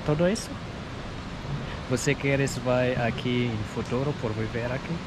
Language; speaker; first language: Portuguese; non-native, learner; Arabic